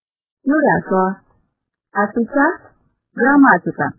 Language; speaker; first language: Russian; non-native, fluent; Chinese